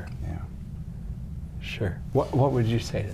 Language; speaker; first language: English; native; English